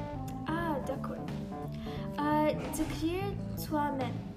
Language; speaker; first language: French; non-native, learner; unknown